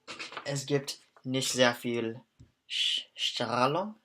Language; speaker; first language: German; non-native, learner; English